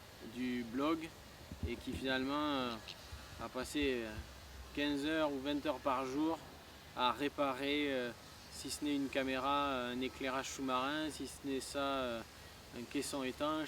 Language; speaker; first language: French; native; French